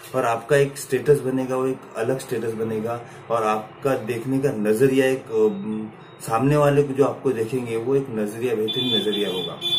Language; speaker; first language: Hindi; non-native, local second language; Marathi